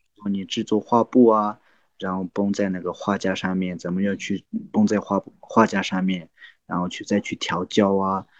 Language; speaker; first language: Chinese; non-native, local second language; Tibetan